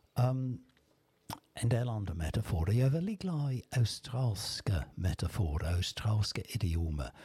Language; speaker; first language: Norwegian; non-native, fluent; English